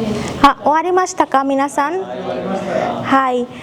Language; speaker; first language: Japanese; non-native, fluent; Bangla